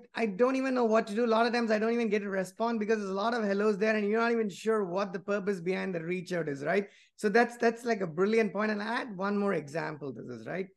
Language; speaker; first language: English; non-native, local second language; Tamil